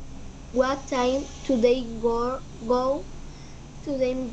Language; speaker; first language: English; non-native, learner; Spanish